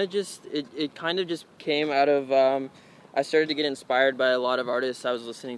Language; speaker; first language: English; native; English